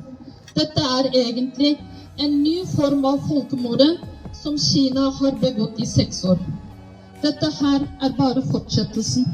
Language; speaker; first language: Norwegian; non-native, fluent; Uyghur